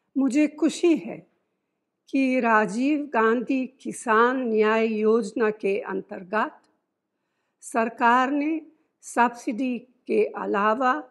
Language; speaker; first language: Hindi; non-native, fluent; Italian